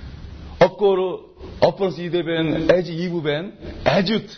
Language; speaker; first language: Hungarian; non-native, learner; Korean